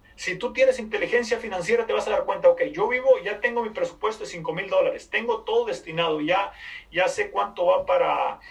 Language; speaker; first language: Spanish; native; Spanish